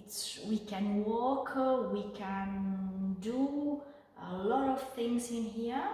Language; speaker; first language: English; non-native, fluent; Portuguese